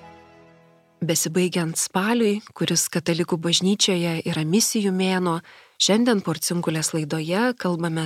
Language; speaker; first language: Lithuanian; native; Lithuanian